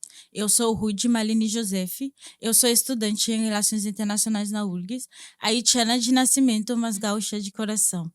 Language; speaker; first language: Portuguese; non-native, fluent; Haitian Creole